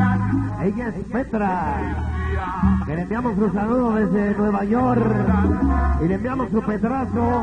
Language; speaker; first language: Spanish; native; Spanish